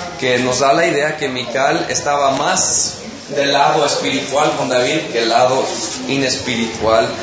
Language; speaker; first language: Spanish; non-native, fluent; English